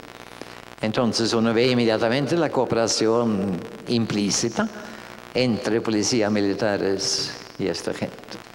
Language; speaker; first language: Spanish; non-native, fluent; Norwegian